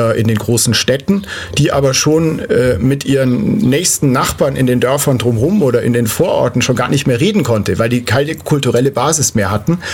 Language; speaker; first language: German; native; German